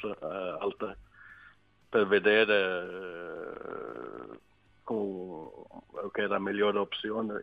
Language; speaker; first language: Italian; non-native, learner; Swedish